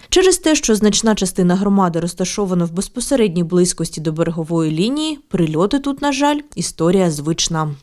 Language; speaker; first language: Ukrainian; native; Ukrainian